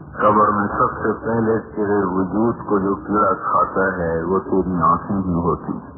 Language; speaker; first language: Urdu; non-native, local second language; Punjabi